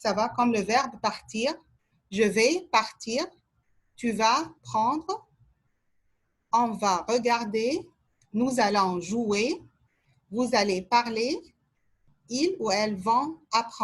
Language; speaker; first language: French; non-native, fluent; Arabic